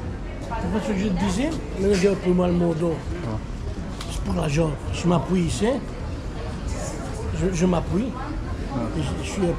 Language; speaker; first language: French; non-native, fluent; Spanish